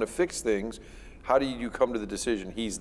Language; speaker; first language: English; native; English